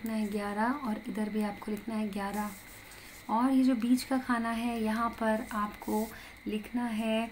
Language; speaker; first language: Hindi; native; Hindi